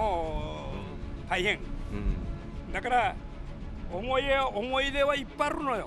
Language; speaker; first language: Japanese; native; Japanese